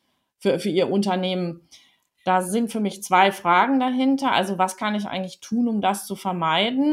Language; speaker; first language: German; native; German